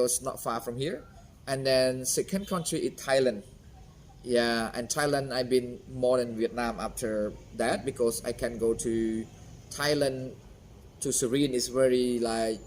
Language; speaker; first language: English; non-native, fluent; Khmer